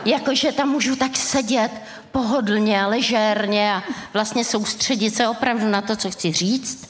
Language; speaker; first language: Czech; native; Czech